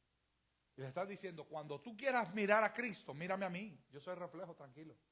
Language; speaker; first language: Spanish; native; Spanish